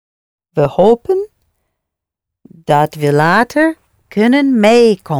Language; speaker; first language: Dutch; non-native, learner; English